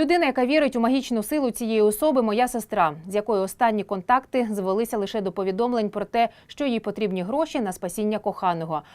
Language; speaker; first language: Ukrainian; native; Ukrainian